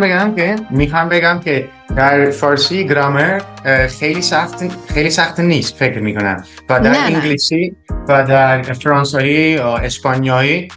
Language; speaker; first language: Persian; non-native, learner; Dutch